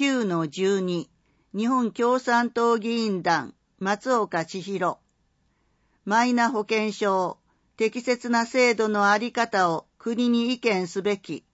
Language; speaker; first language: Japanese; native; Japanese